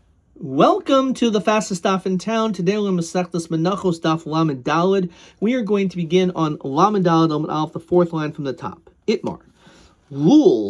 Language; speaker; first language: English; native; English